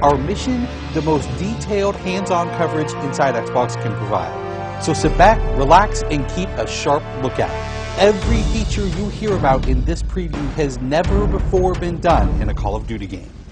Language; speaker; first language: English; native; English